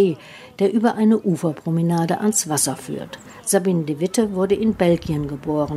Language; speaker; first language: German; native; German